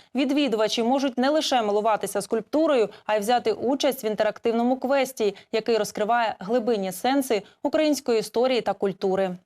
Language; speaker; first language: Ukrainian; native; Ukrainian